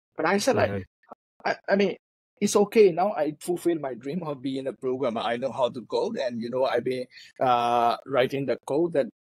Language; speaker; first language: English; non-native, fluent; Burmese